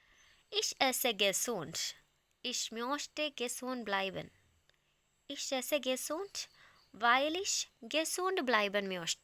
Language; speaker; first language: German; non-native, fluent; Malayalam